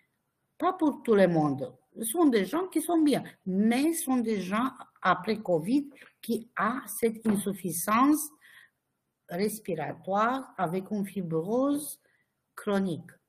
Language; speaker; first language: French; non-native, fluent; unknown